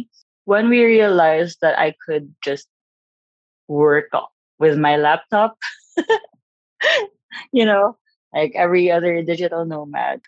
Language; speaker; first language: English; non-native, local second language; Filipino